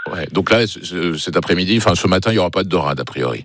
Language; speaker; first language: French; native; French